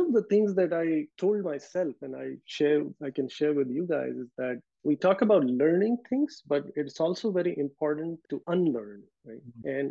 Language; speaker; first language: English; non-native, local second language; Urdu